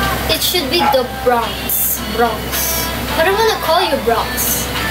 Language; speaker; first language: English; non-native, local second language; Filipino